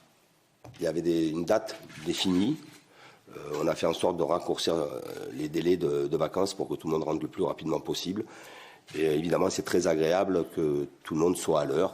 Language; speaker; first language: French; native; French